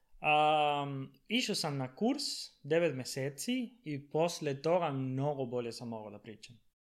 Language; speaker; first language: Serbian; non-native, learner; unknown